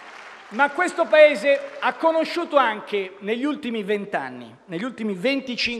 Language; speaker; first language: Italian; native; Italian